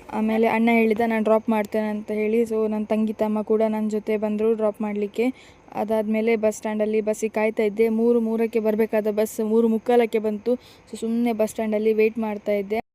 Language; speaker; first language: Kannada; native; Kannada